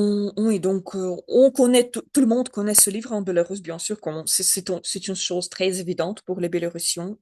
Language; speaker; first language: French; non-native, learner; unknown